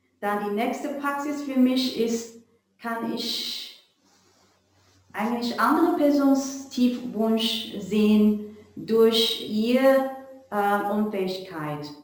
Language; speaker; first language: German; non-native, learner; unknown